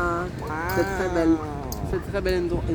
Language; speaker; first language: French; non-native, learner; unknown